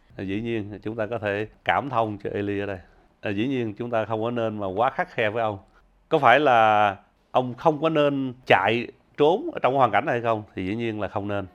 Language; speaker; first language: Vietnamese; early bilingual, heritage; Vietnamese